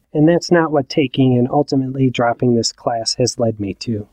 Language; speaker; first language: English; native; English